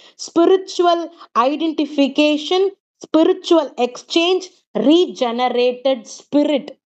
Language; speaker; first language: English; non-native, local second language; Tamil